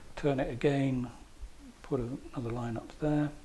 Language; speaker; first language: English; native; English